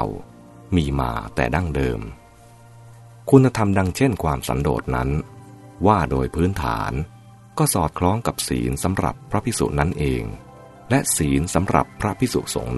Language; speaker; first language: Thai; native; Thai